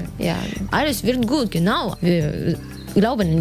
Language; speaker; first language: German; non-native, learner; Ukrainian